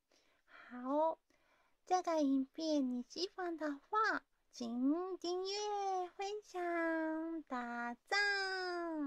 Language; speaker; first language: Chinese; non-native, learner; Japanese